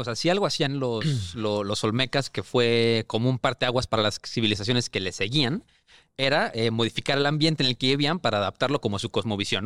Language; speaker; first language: Spanish; native; Spanish